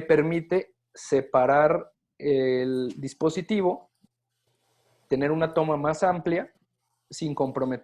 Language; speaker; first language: Spanish; native; Spanish